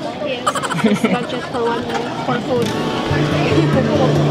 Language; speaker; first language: English; non-native, learner; Cebuano